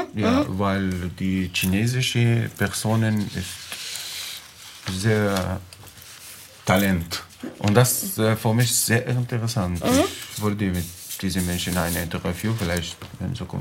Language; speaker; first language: German; non-native, learner; Arabic